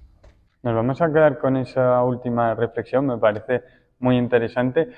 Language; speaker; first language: Spanish; native; Spanish